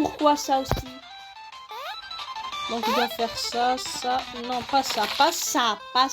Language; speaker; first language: French; native; French